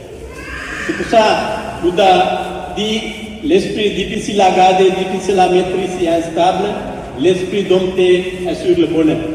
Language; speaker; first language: French; non-native, fluent; Sinhala